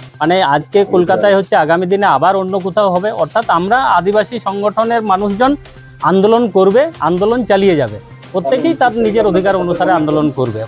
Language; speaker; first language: Bangla; non-native, local second language; Santali